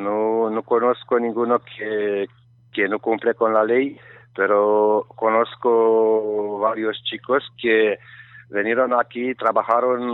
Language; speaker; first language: Spanish; non-native, learner; Romanian